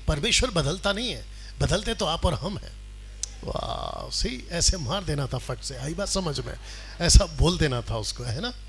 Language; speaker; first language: Hindi; non-native, local second language; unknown